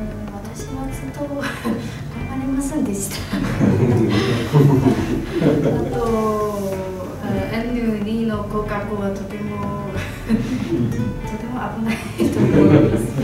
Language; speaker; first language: Japanese; non-native, learner; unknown